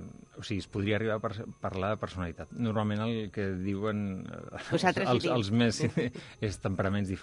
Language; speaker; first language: Catalan; native; Catalan